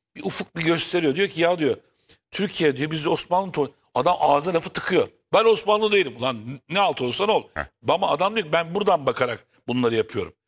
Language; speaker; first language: Turkish; native; Turkish